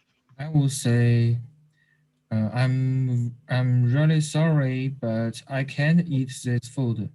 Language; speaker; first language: English; non-native, learner; Chinese